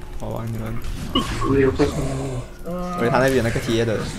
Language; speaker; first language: Chinese; native; Chinese